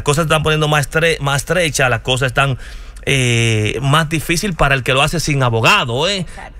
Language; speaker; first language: Spanish; native; Spanish